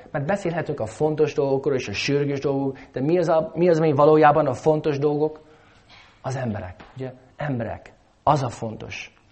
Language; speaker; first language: Hungarian; non-native, fluent; English